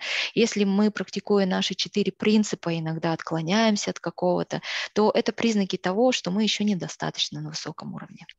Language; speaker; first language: Russian; native; Russian